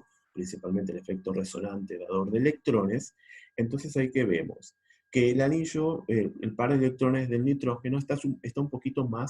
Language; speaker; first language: Spanish; native; Spanish